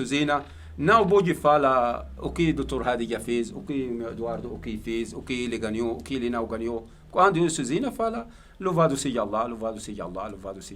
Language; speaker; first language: Portuguese; non-native, learner; Arabic